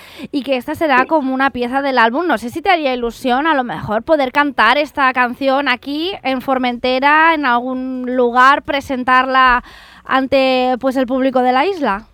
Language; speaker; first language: Spanish; non-native, local second language; Catalan